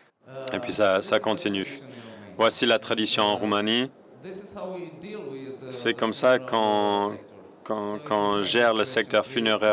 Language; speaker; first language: French; non-native, fluent; Romanian